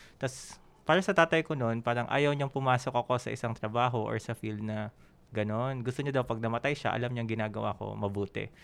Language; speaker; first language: Filipino; native; Filipino